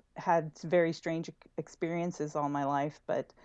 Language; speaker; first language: English; native; English